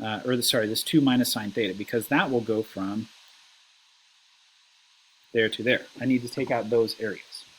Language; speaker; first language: English; native; English